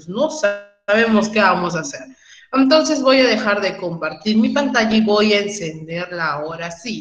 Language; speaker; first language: Spanish; native; Spanish